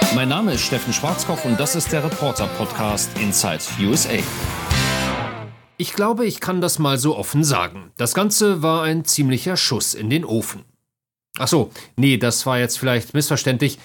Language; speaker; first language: German; native; German